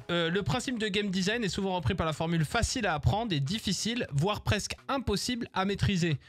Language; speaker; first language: French; native; French